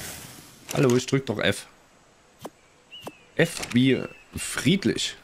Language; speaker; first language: German; native; German